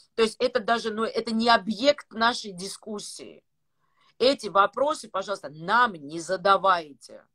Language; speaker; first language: Russian; non-native, fluent; Georgian